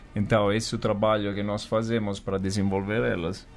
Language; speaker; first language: Portuguese; non-native, fluent; Italian